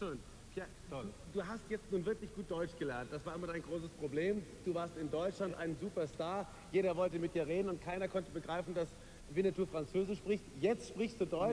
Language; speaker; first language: German; native; German